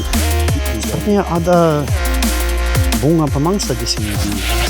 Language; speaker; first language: Indonesian; non-native, learner; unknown